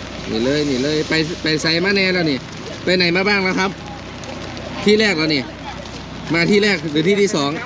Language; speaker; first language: Thai; non-native, local second language; Northeastern Thai